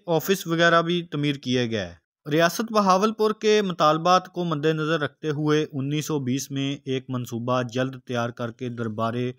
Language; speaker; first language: Urdu; non-native, local second language; Punjabi